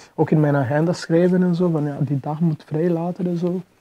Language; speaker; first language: Dutch; non-native, fluent; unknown